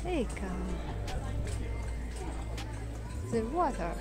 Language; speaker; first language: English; non-native, learner; Russian